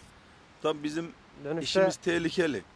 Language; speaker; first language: Turkish; native; Turkish